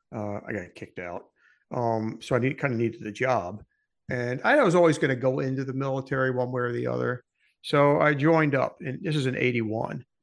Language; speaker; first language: English; early bilingual, other home language; French